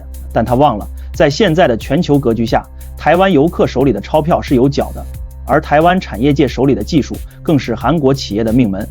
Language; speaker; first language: Chinese; native; Chinese